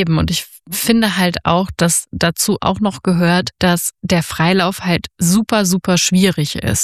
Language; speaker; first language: German; native; German